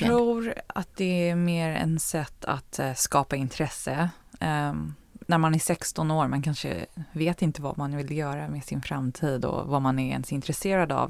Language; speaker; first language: Swedish; early bilingual, heritage; Swedish